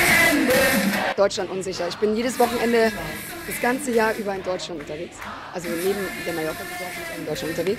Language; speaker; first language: German; native; German